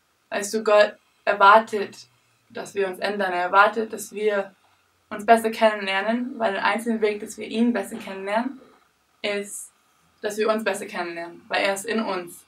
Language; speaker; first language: German; non-native, learner; English